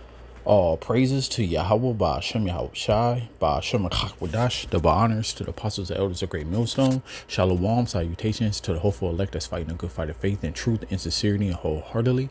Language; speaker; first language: English; native; English